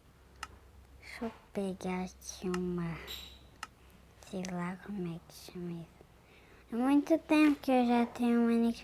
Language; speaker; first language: Portuguese; native; Portuguese